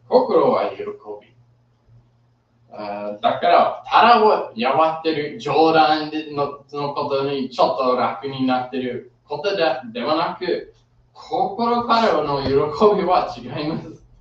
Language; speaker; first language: Japanese; non-native, fluent; English